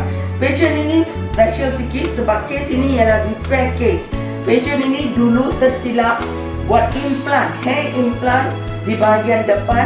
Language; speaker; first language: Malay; non-native, local second language; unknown